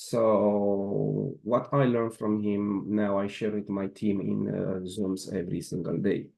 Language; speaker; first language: English; non-native, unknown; Romanian